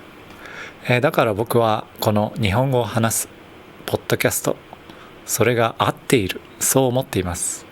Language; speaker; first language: Japanese; native; Japanese